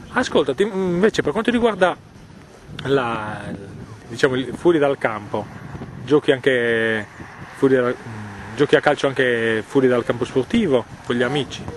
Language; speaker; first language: Italian; native; Italian